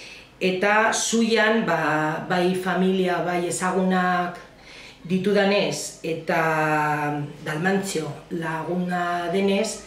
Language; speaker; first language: Basque; non-native, local second language; Spanish